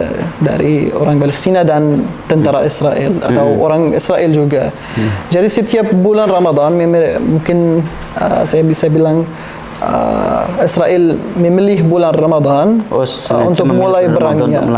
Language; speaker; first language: Indonesian; non-native, learner; Arabic